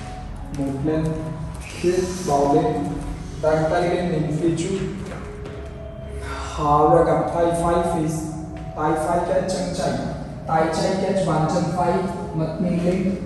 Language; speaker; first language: Vietnamese; non-native, learner; Hindi